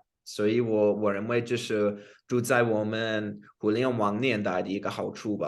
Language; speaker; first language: Chinese; non-native, fluent; English